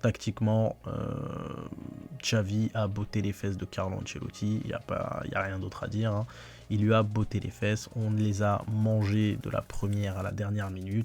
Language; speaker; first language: French; native; French